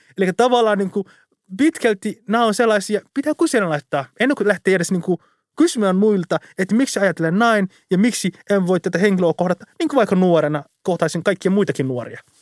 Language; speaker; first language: Finnish; early bilingual, other home language; Somali